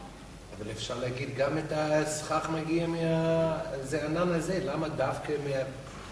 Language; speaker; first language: Hebrew; non-native, learner; English